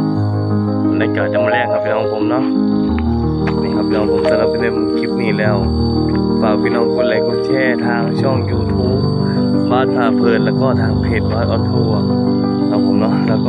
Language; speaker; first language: Thai; non-native, local second language; Northeastern Thai